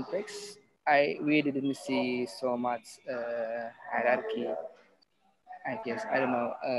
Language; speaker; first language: English; non-native, learner; Indonesian